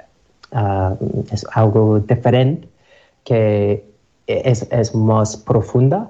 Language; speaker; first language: Catalan; non-native, learner; English